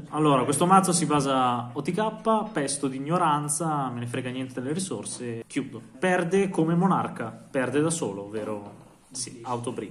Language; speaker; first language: Italian; native; Italian